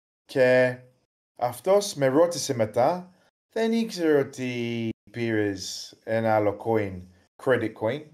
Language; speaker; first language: Greek; early bilingual, heritage; English